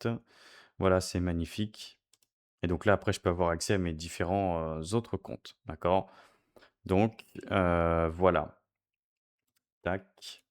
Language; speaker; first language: French; native; French